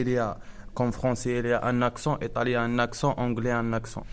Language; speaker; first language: French; non-native, learner; Arabic